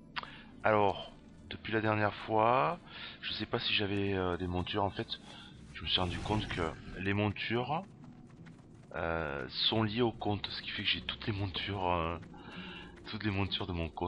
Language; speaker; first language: French; native; French